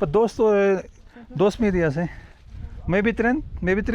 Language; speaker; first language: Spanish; non-native, learner; Hindi